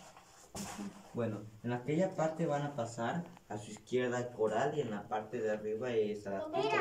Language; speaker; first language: Spanish; native; Spanish